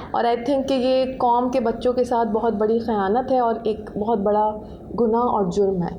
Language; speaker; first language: Urdu; native; Urdu